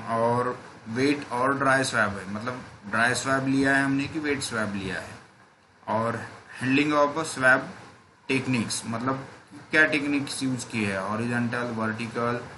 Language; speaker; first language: Hindi; non-native, local second language; Marathi